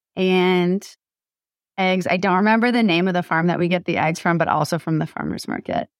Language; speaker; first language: English; native; English